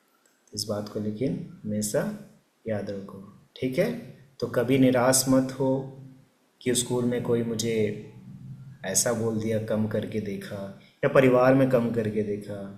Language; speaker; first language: Hindi; native; Hindi